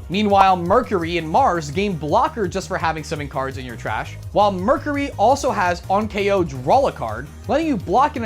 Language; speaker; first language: English; native; English